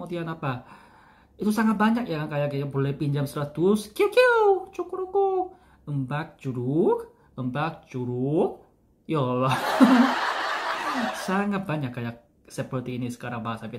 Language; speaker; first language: Indonesian; non-native, fluent; Korean